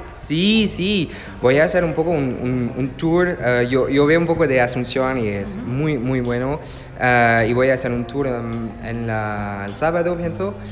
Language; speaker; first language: Spanish; non-native, learner; French